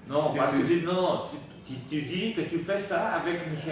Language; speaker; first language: French; non-native, learner; Bulgarian